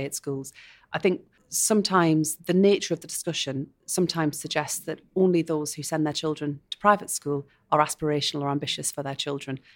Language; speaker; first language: English; native; English